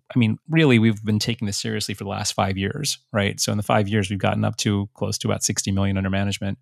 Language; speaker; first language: English; early bilingual, other home language; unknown